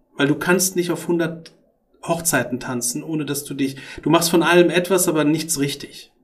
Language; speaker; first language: German; early bilingual, other home language; Arabic